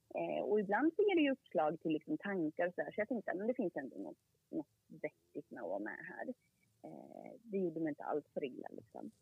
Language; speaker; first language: Swedish; early bilingual, other home language; Korean